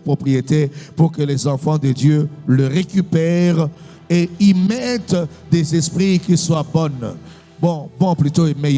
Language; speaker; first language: French; non-native, local second language; Lingala